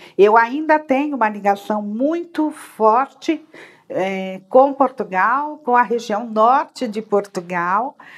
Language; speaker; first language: Portuguese; native; Portuguese